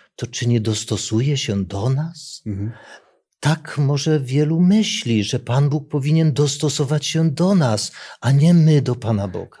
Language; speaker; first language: Polish; native; Polish